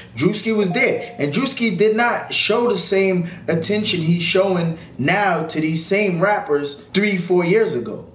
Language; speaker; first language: English; native; English